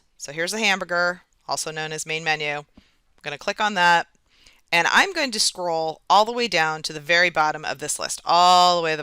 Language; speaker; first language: English; native; English